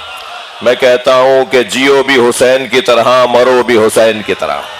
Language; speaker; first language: Urdu; native; Urdu